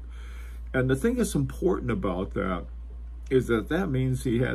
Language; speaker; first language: English; native; English